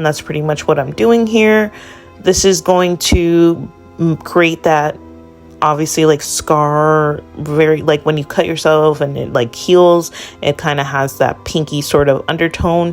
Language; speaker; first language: English; native; English